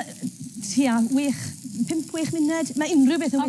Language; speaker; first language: Welsh; native; Welsh